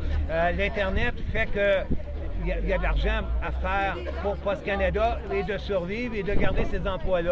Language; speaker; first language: French; native; French